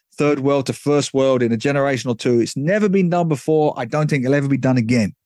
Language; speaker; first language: English; native; English